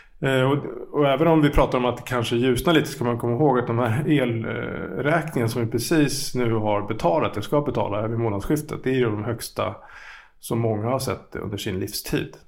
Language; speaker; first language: Swedish; native; Swedish